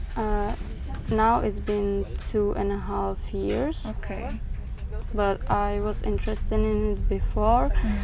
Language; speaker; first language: English; non-native, fluent; Czech